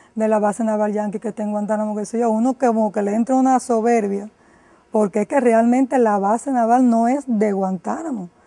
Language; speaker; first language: Spanish; native; Spanish